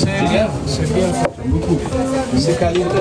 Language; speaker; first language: French; non-native, learner; Romanian